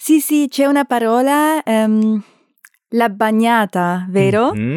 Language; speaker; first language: Italian; non-native, learner; German